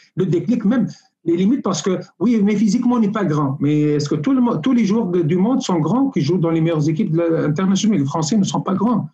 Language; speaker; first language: French; non-native, local second language; Arabic